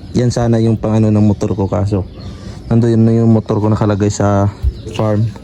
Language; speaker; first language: Filipino; native; Filipino